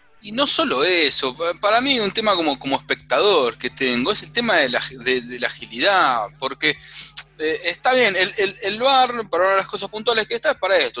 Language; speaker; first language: Spanish; native; Spanish